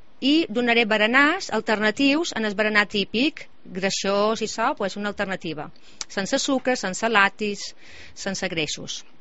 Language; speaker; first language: Catalan; native; Catalan